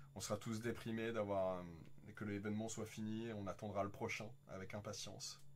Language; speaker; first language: French; native; French